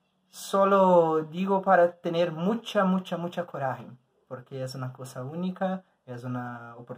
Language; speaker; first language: Spanish; non-native, learner; Portuguese